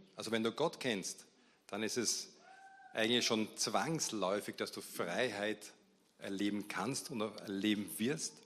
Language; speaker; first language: German; native; German